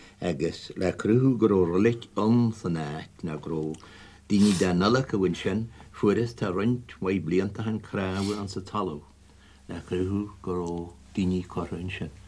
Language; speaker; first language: Irish; native; Irish